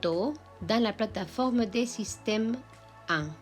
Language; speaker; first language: French; non-native, learner; Spanish